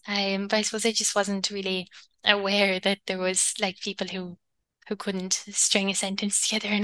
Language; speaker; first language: English; non-native, local second language; Irish